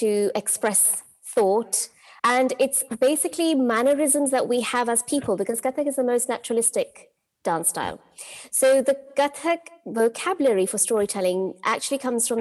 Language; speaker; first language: English; native; English